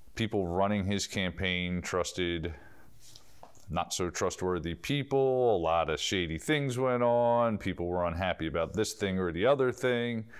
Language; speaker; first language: English; native; English